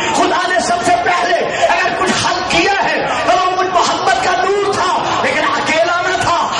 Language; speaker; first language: Urdu; non-native, local second language; Punjabi